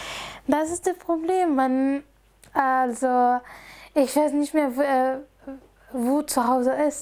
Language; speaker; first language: German; non-native, fluent; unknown